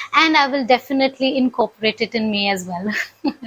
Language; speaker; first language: English; non-native, local second language; Punjabi